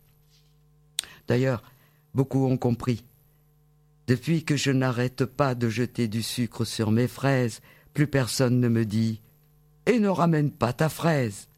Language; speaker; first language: French; native; French